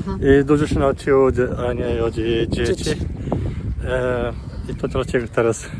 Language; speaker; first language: Polish; non-native, learner; Portuguese